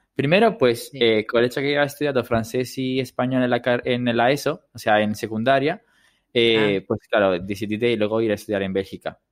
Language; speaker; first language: Spanish; non-native, fluent; Italian